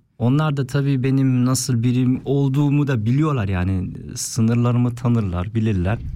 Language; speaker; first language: Turkish; early bilingual, heritage; Turkish